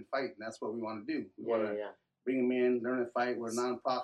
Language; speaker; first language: English; native; English